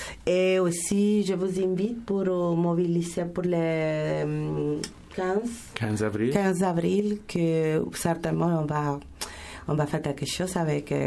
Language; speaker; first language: French; non-native, fluent; Spanish